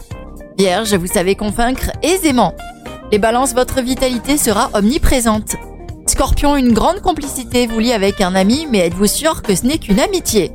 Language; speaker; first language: French; native; French